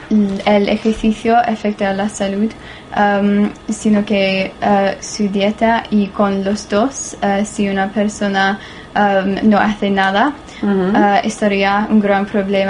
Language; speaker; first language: Spanish; non-native, learner; English